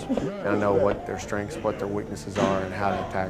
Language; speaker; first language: English; native; English